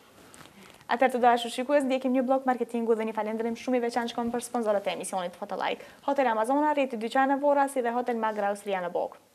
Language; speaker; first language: Albanian; native; Albanian